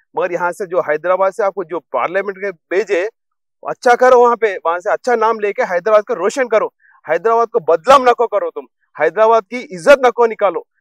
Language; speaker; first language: Hindi; non-native, local second language; Telugu